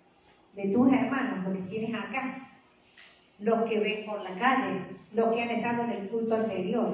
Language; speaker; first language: Spanish; native; Spanish